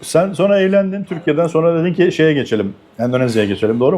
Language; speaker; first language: Turkish; native; Turkish